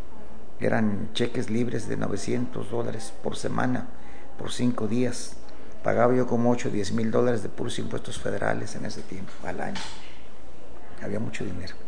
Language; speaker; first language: Spanish; native; Spanish